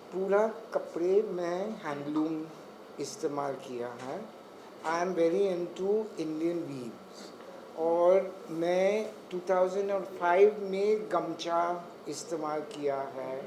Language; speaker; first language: Hindi; non-native, learner; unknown